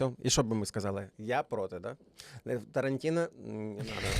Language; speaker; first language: Ukrainian; native; Ukrainian